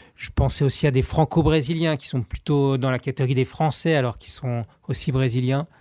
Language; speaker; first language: French; native; French